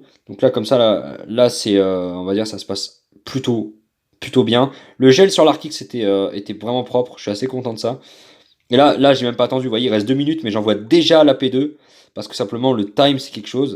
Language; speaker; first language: French; native; French